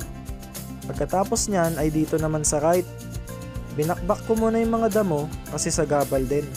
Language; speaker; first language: Filipino; native; Filipino